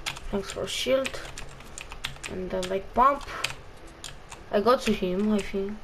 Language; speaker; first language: English; non-native, learner; Romanian